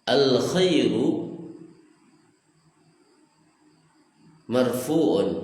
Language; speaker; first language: Arabic; non-native, fluent; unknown